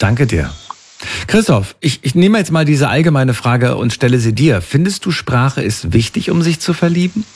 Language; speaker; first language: German; native; German